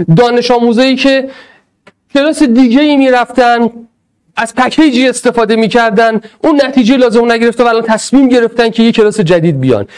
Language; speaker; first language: Persian; non-native, local second language; Arabic